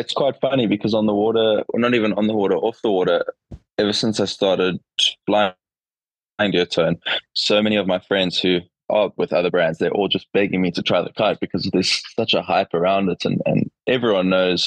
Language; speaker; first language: English; native; English